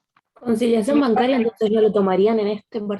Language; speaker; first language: Spanish; native; Spanish